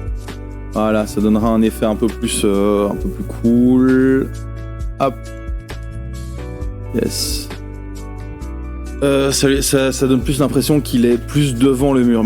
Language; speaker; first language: French; native; French